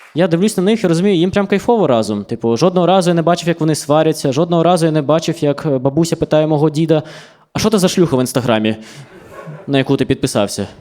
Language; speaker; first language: Ukrainian; non-native, local second language; Russian